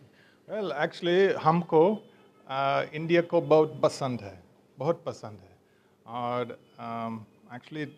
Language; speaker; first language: Hindi; non-native, learner; English